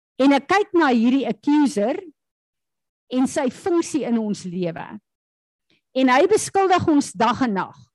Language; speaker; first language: Afrikaans; native; Afrikaans